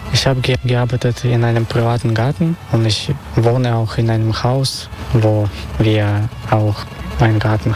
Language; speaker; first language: German; non-native, fluent; Russian